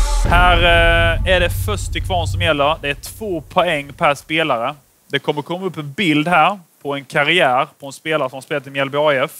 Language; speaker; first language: Swedish; native; Swedish